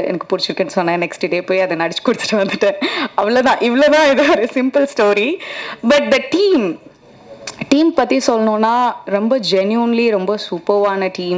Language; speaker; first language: Tamil; native; Tamil